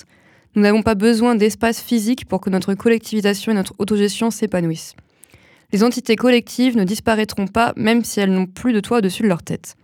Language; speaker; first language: French; native; French